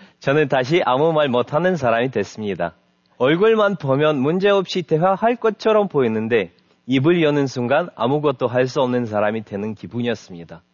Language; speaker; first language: Korean; non-native, fluent; Russian